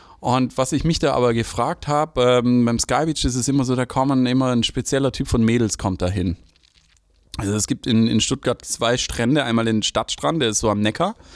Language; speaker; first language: German; native; German